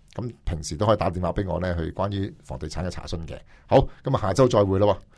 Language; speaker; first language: Cantonese; native; Cantonese